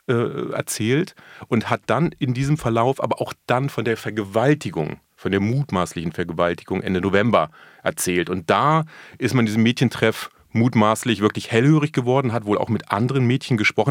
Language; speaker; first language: German; native; German